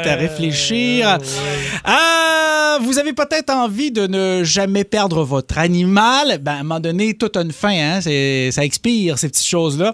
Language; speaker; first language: French; native; French